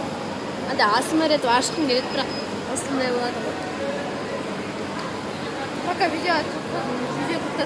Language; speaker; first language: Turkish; non-native, learner; Kazakh